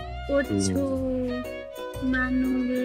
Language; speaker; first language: Korean; non-native, learner; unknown